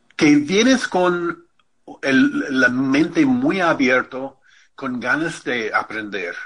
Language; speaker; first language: Spanish; non-native, fluent; English